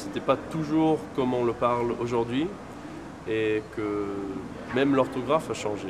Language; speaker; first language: French; non-native, fluent; English